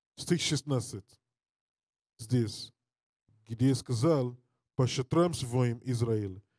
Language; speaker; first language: Russian; non-native, learner; English